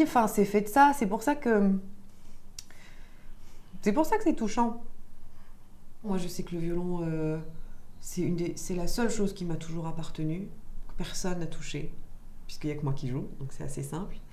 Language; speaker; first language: French; native; French